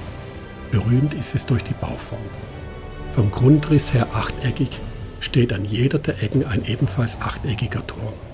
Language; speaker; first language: German; native; German